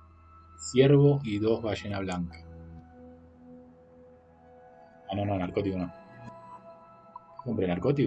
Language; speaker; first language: Spanish; native; Spanish